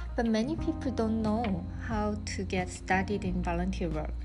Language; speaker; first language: English; non-native, learner; Korean